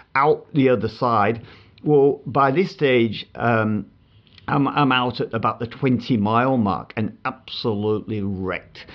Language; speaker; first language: English; native; English